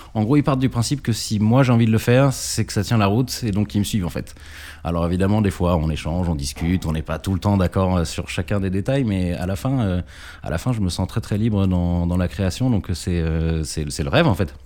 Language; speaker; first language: French; native; French